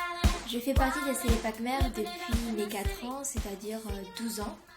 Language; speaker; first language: French; early bilingual, other home language; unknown